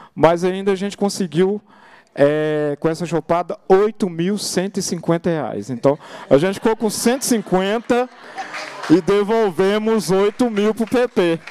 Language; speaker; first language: Portuguese; native; Portuguese